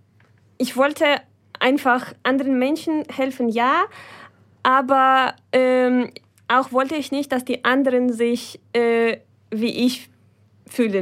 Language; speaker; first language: German; non-native, fluent; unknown